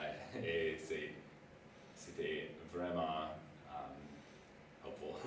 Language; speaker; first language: French; non-native, local second language; English